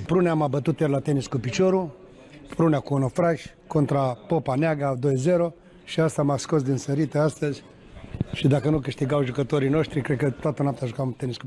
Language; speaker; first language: Romanian; native; Romanian